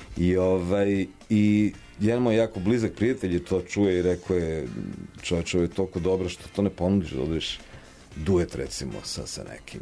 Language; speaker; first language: Serbian; early bilingual, heritage; English